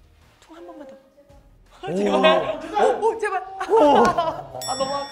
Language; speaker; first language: Korean; native; Korean